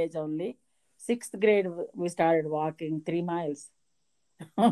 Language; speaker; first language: English; non-native, local second language; Telugu